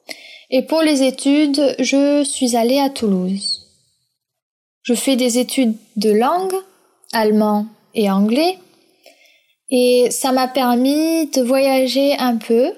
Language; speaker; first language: French; early bilingual, other home language; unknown